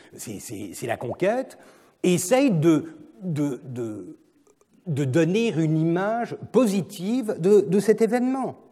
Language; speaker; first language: French; non-native, fluent; Turkish